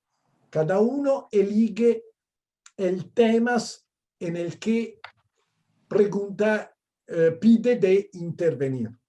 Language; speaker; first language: Spanish; non-native, fluent; Italian